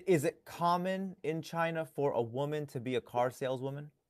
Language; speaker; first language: English; non-native, fluent; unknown